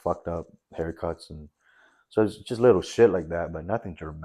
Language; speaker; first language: English; native; English